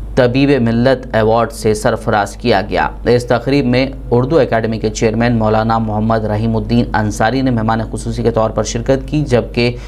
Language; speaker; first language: Urdu; native; Urdu